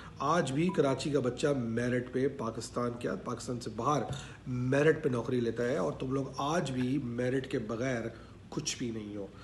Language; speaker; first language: Urdu; native; Urdu